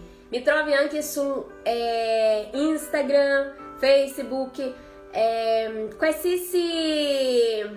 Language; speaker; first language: Italian; non-native, fluent; Portuguese